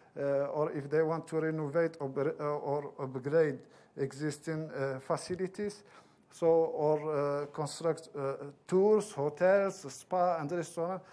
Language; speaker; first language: English; non-native, fluent; Arabic